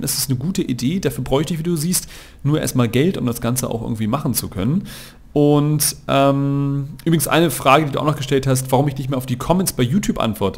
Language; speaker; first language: German; native; German